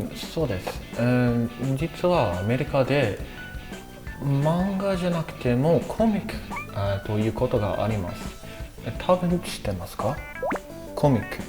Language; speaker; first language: Japanese; non-native, learner; English